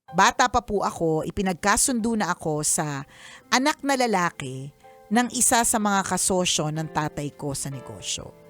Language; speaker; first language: Filipino; native; Filipino